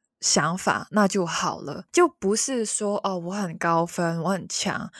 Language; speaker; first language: Chinese; non-native, local second language; Cantonese